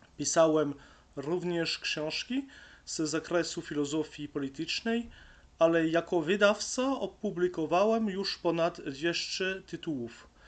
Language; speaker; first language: Polish; non-native, learner; French